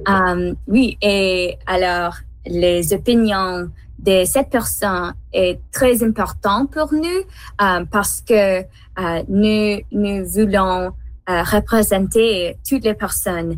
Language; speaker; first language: French; non-native, learner; English